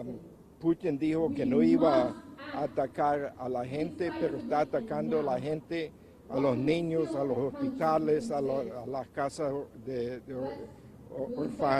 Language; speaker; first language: Spanish; non-native, local second language; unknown